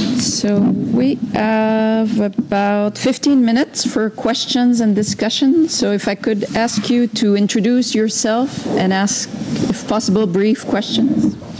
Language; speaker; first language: English; non-native, local second language; French